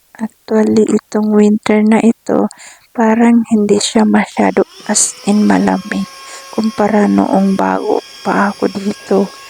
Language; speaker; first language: Filipino; native; Filipino